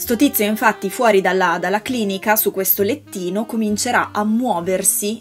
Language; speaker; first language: Italian; native; Italian